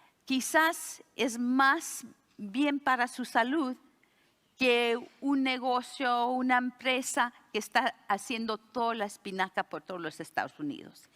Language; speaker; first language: Spanish; early bilingual, heritage; Spanish